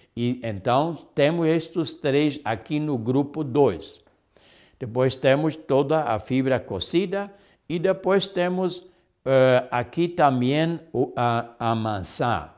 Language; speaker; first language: Portuguese; non-native, fluent; Spanish